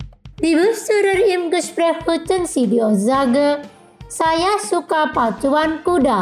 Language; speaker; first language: German; non-native, fluent; Indonesian